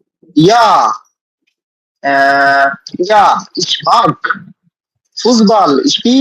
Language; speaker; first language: German; non-native, learner; Bangla